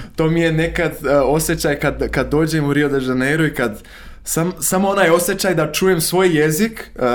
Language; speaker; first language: Serbian; non-native, fluent; Portuguese